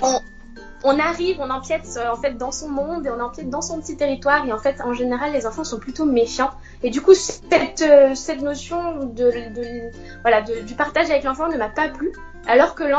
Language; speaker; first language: French; native; French